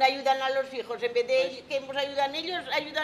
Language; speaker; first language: Spanish; non-native, local second language; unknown